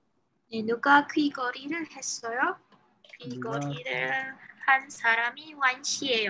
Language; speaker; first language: Korean; non-native, learner; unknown